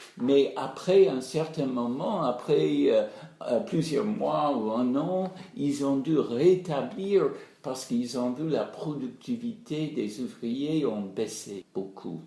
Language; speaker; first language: French; non-native, fluent; English